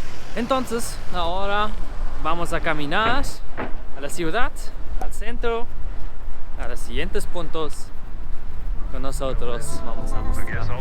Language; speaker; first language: Spanish; non-native, learner; German